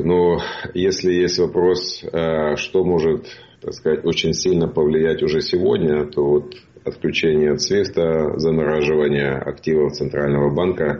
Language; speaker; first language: Russian; native; Russian